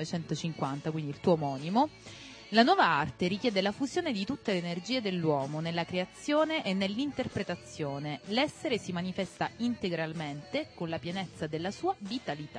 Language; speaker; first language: Italian; native; Italian